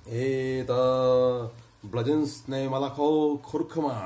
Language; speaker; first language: Russian; non-native, fluent; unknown